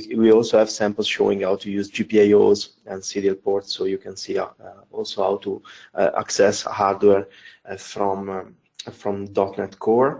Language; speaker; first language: English; non-native, fluent; Italian